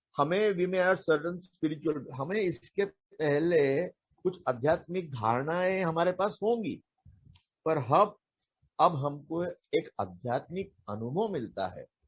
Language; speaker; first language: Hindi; non-native, local second language; Marathi